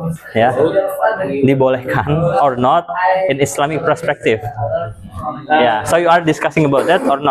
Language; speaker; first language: English; non-native, fluent; Indonesian